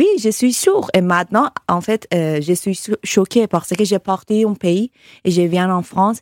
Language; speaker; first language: French; non-native, learner; Persian